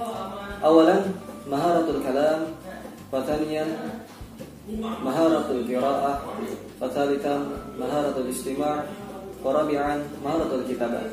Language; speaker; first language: Arabic; non-native, fluent; Indonesian